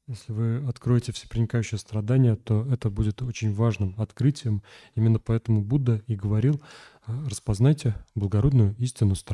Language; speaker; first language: Russian; native; Russian